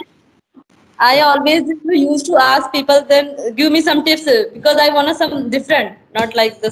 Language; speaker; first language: English; non-native, learner; Hindi